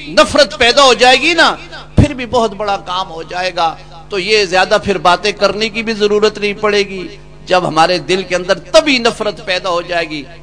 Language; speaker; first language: Urdu; non-native, local second language; Punjabi